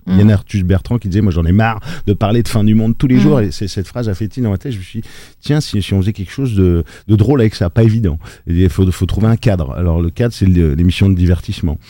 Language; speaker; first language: French; native; French